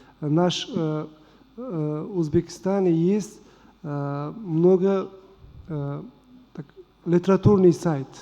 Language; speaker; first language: Russian; non-native, learner; Uzbek